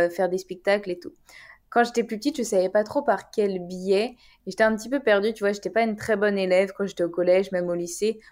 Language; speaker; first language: French; native; French